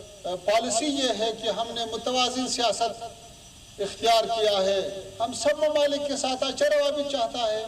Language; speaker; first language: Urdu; non-native, fluent; Pashto